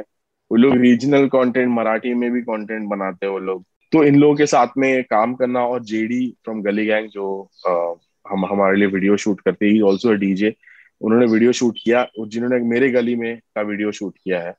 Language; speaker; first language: Hindi; non-native, local second language; Marathi